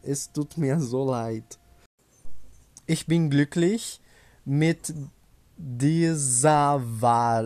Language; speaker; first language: German; non-native, learner; Portuguese